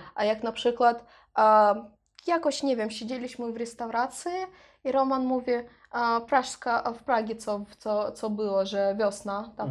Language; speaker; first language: Polish; non-native, learner; Russian